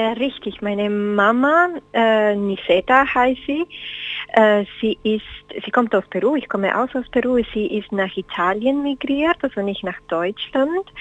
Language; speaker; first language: German; non-native, fluent; Spanish